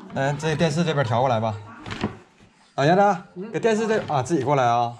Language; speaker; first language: Chinese; native; Chinese